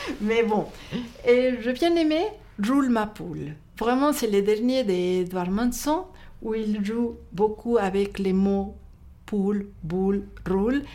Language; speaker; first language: French; non-native, fluent; Spanish